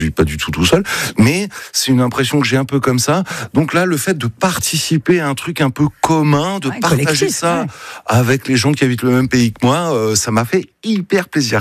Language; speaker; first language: French; native; French